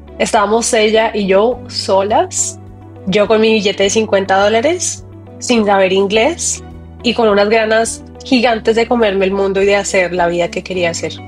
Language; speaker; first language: Spanish; native; Spanish